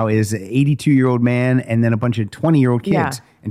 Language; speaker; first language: English; native; English